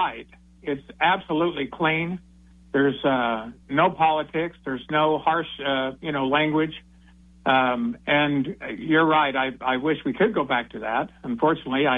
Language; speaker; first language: English; native; English